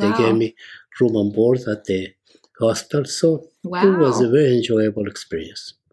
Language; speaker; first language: English; non-native, fluent; Spanish